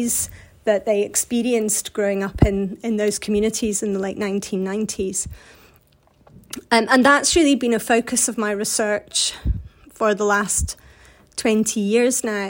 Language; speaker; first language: English; native; English